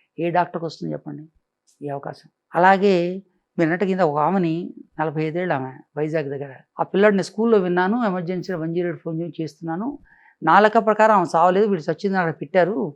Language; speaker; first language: Telugu; native; Telugu